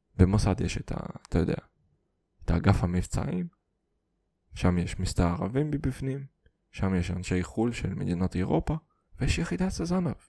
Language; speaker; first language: Hebrew; non-native, fluent; Russian